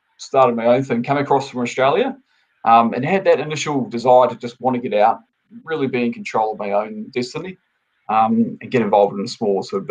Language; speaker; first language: English; native; English